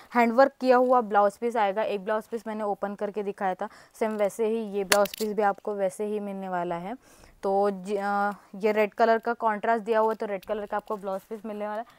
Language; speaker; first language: Hindi; non-native, local second language; Marathi